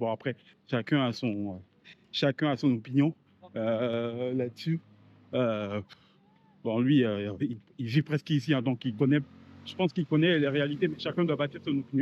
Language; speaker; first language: French; native; French